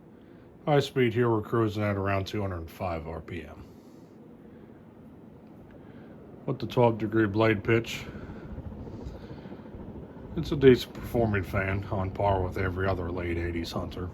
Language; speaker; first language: English; native; English